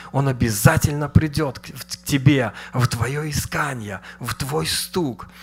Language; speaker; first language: Russian; native; Russian